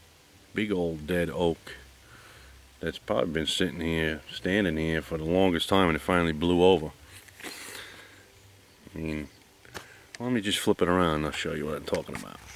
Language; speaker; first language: English; native; English